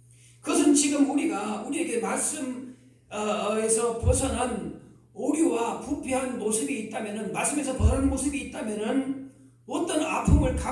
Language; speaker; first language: Korean; native; Korean